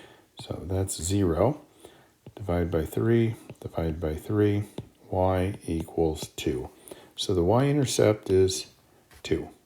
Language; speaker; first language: English; native; English